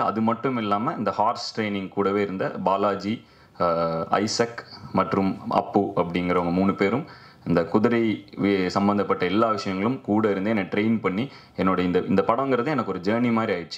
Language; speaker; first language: Tamil; native; Tamil